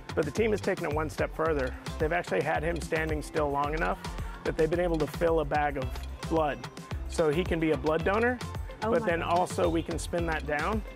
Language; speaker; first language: English; native; English